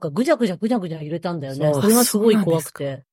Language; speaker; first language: Japanese; native; Japanese